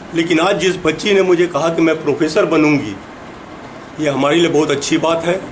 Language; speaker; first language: Hindi; native; Hindi